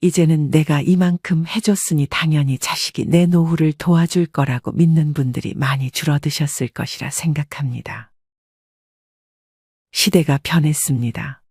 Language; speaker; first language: Korean; native; Korean